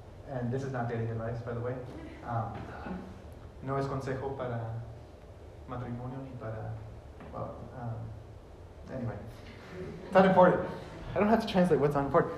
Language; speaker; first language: English; early bilingual, other home language; Spanish